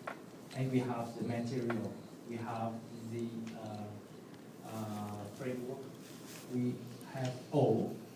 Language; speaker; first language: English; non-native, learner; Vietnamese